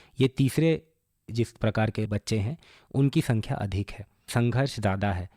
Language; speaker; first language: Hindi; non-native, local second language; Bangla